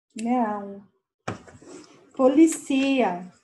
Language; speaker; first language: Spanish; non-native, fluent; Portuguese